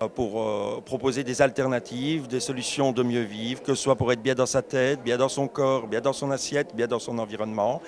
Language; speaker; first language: French; native; French